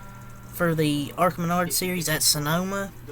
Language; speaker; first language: English; native; English